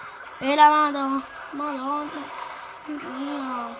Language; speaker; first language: Italian; native; Italian